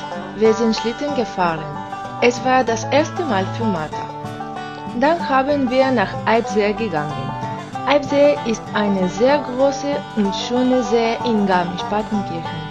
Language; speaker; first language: German; non-native, learner; Spanish